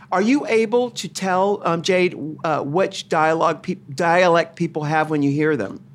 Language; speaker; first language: English; native; English